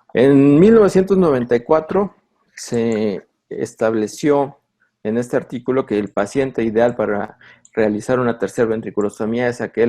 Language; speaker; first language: Spanish; native; Spanish